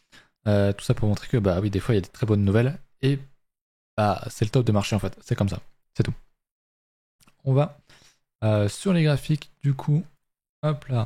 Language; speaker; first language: French; native; French